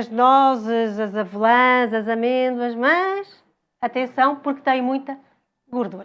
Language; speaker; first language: Portuguese; native; Portuguese